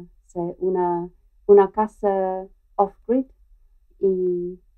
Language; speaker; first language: Spanish; non-native, learner; English